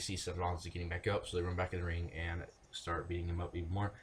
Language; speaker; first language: English; native; English